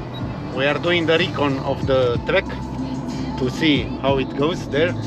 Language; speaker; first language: English; non-native, learner; Romanian